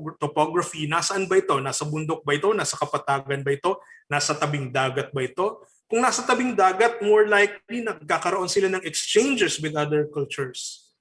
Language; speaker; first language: Filipino; non-native, local second language; Bikol